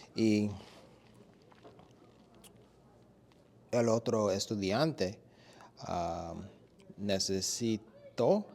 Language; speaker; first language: Spanish; non-native, learner; English